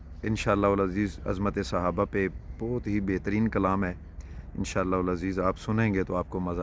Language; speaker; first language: Urdu; native; Urdu